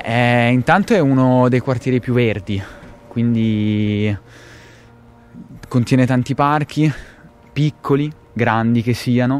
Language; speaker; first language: Italian; native; Italian